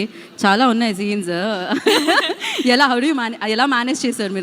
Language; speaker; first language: Telugu; native; Telugu